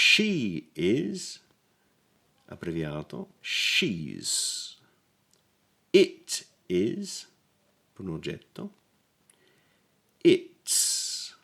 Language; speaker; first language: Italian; non-native, learner; English